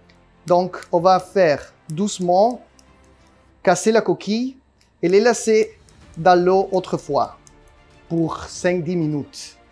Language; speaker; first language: French; non-native, learner; Italian